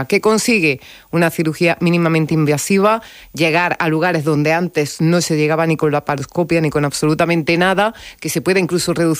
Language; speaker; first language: Spanish; native; Spanish